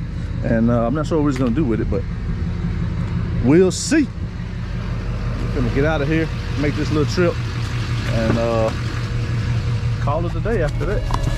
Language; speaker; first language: English; native; English